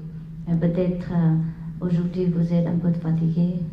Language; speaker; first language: French; non-native, learner; Vietnamese